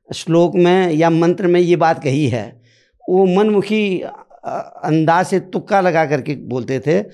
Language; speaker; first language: Hindi; native; Hindi